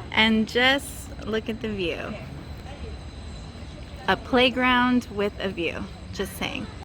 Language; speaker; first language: English; native; English